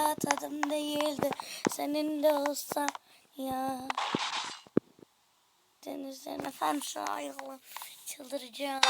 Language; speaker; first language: Turkish; native; Turkish